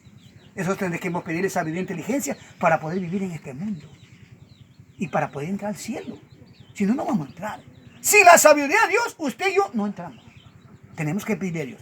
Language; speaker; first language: Spanish; native; Spanish